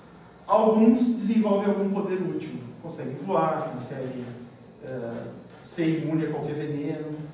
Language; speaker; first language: Portuguese; native; Portuguese